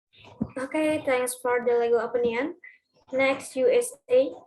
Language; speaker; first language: English; non-native, learner; Indonesian